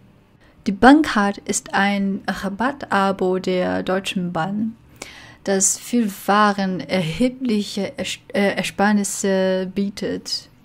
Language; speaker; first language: German; non-native, fluent; Chinese